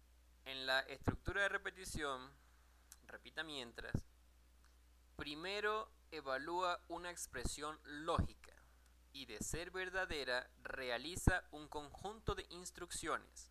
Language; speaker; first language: Spanish; native; Spanish